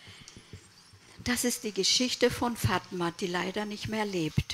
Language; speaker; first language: German; early bilingual, other home language; Kurdish